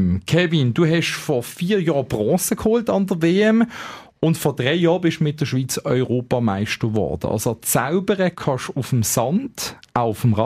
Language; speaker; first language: German; native; German